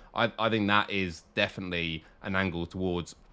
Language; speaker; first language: English; native; English